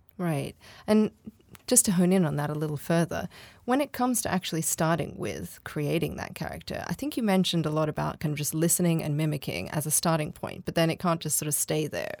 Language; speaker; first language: English; native; English